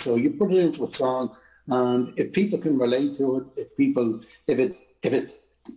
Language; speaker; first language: English; native; English